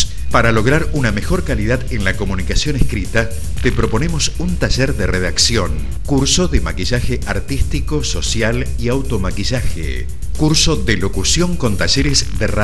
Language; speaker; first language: Spanish; native; Spanish